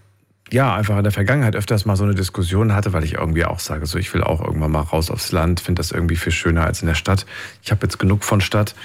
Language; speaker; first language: German; native; German